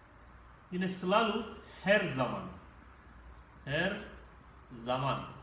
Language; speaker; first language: Turkish; non-native, fluent; Indonesian